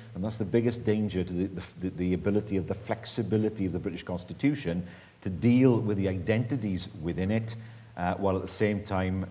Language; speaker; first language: English; native; English